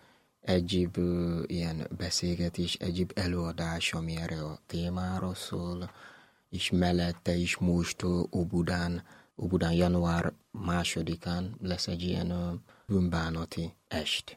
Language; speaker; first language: Hungarian; non-native, learner; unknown